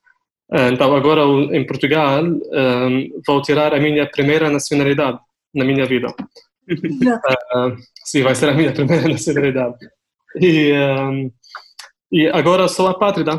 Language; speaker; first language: Portuguese; non-native, fluent; Arabic